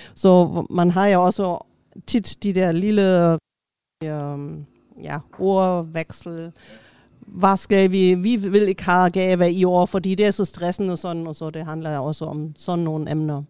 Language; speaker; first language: Danish; non-native, fluent; German